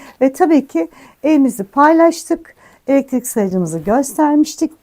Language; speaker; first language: Turkish; native; Turkish